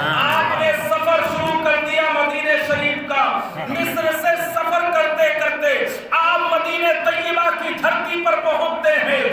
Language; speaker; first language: Urdu; native; Urdu